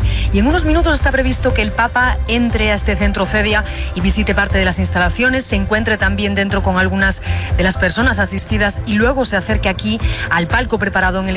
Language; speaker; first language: Spanish; native; Spanish